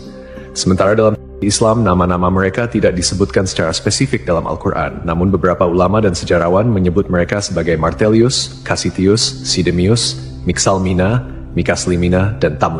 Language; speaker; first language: Indonesian; native; Indonesian